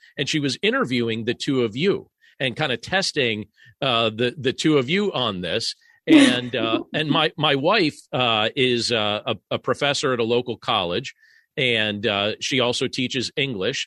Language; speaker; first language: English; native; English